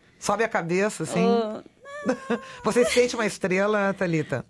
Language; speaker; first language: Portuguese; native; Portuguese